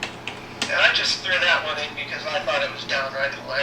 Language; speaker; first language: English; native; English